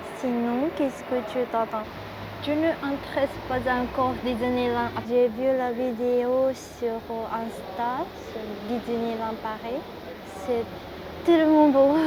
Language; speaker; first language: French; non-native, learner; Japanese